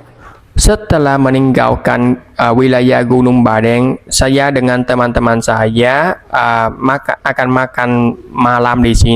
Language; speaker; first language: Indonesian; non-native, fluent; Vietnamese